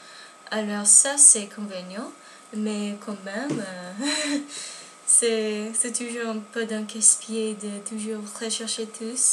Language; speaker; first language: French; non-native, learner; English